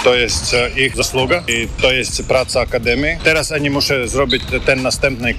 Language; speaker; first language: Polish; non-native, learner; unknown